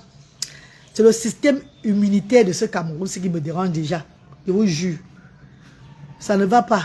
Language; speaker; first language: French; non-native, local second language; Lingala